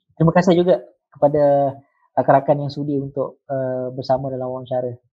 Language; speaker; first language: Malay; native; Malay